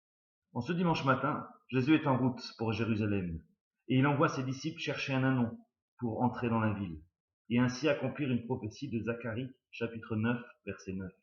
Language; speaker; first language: French; native; French